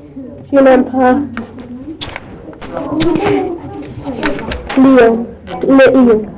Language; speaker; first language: French; non-native, learner; English